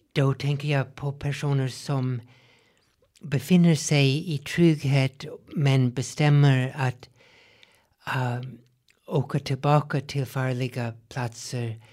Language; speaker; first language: Swedish; non-native, fluent; English